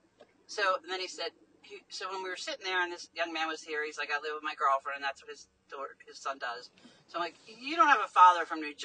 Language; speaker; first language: English; native; English